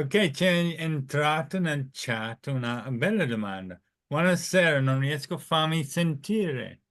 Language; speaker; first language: Italian; non-native, fluent; English